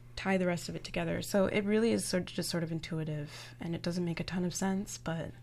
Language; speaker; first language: English; native; English